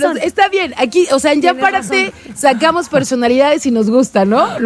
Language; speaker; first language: Spanish; native; Spanish